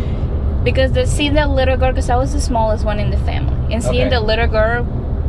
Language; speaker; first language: English; non-native, fluent; Spanish